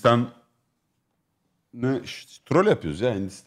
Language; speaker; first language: Turkish; native; Turkish